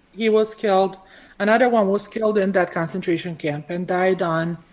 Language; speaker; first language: English; early bilingual, other home language; Croatian